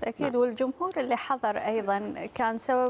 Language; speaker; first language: Arabic; native; Arabic